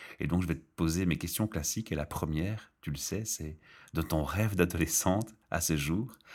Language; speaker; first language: French; native; French